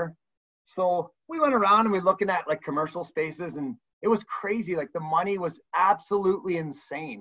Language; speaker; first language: English; native; English